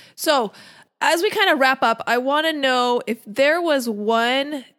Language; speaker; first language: English; non-native, fluent; Portuguese